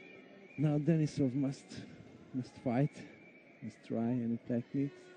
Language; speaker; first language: English; non-native, learner; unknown